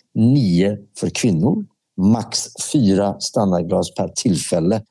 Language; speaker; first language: Swedish; early bilingual, other home language; Persian